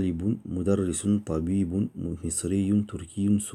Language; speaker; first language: Arabic; non-native, fluent; French